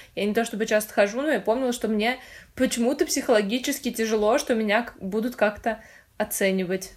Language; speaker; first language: Russian; native; Russian